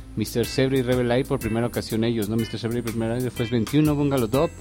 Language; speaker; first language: Spanish; native; Spanish